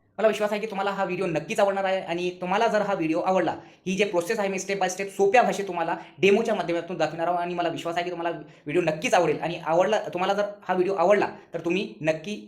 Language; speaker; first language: Marathi; non-native, local second language; Urdu